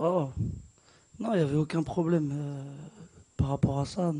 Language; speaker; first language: French; native; French